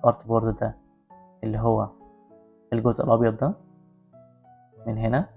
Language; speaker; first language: Arabic; native; Arabic